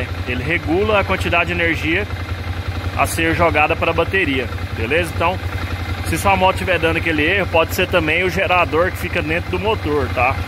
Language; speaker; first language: Portuguese; native; Portuguese